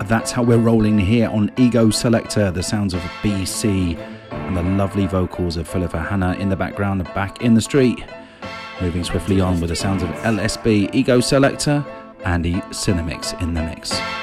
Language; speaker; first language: English; native; English